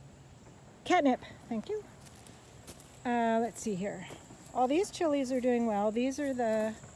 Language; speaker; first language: English; native; English